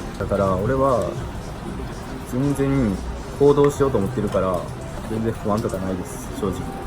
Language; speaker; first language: Japanese; native; Japanese